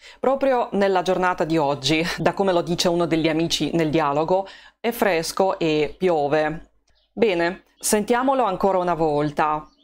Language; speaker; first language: Italian; non-native, fluent; Russian